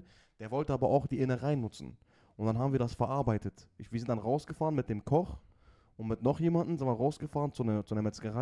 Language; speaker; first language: German; native; German